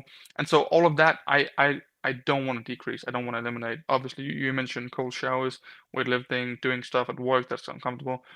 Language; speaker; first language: English; non-native, fluent; Danish